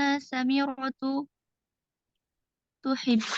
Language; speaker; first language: Arabic; non-native, learner; Indonesian